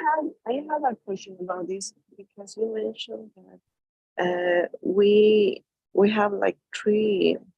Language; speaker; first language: English; non-native, learner; Spanish